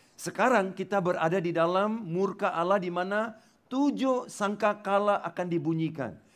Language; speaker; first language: Malay; non-native, local second language; Tamil